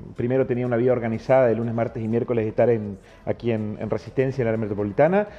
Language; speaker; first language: Spanish; native; Spanish